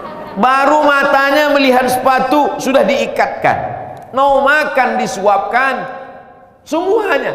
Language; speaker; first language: Indonesian; non-native, local second language; Malay